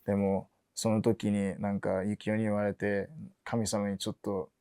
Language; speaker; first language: Japanese; early bilingual, other home language; English